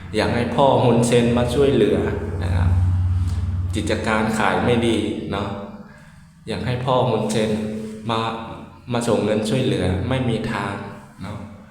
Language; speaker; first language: Thai; native; Thai